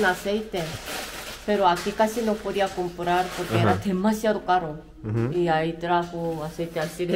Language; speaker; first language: Spanish; non-native, fluent; Korean